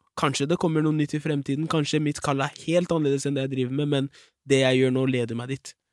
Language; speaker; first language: Norwegian; early bilingual, other home language; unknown